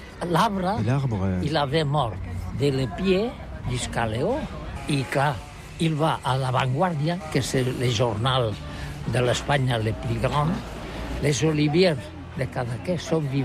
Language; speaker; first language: French; non-native, learner; Catalan